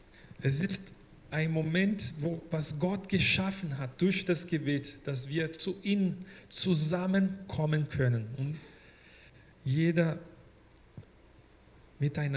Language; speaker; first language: German; non-native, fluent; Portuguese